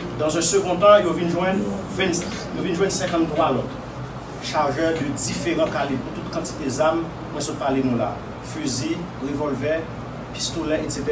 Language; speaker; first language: French; non-native, local second language; Haitian Creole